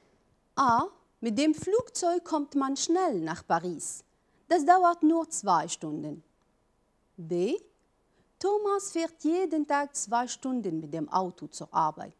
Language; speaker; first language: German; non-native, fluent; Arabic